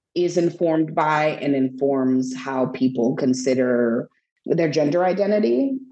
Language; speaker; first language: English; native; English